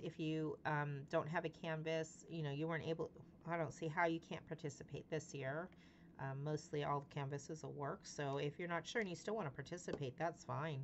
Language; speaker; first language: English; native; English